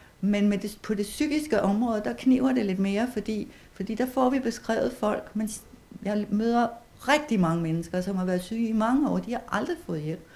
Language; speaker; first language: Danish; native; Danish